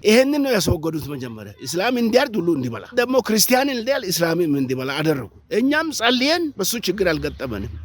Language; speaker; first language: Amharic; non-native, local second language; Oromo